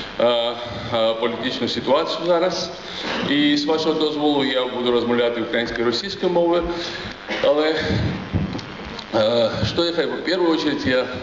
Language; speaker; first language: Ukrainian; non-native, learner; Georgian